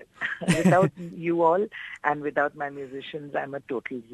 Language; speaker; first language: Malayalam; non-native, local second language; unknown